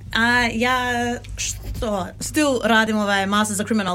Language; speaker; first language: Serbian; early bilingual, heritage; Serbian